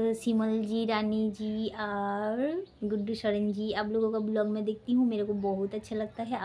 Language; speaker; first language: Hindi; non-native, local second language; Santali